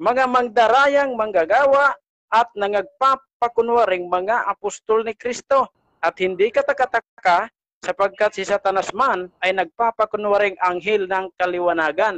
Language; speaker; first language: Filipino; native; Filipino